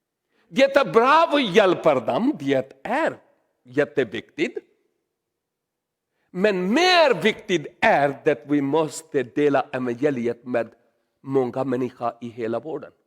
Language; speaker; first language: Swedish; non-native, learner; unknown